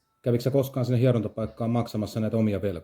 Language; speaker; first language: Finnish; native; Finnish